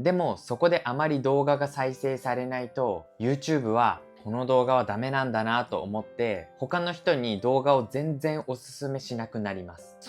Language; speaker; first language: Japanese; native; Japanese